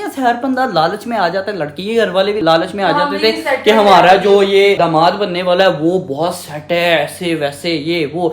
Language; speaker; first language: Hindi; non-native, local second language; Punjabi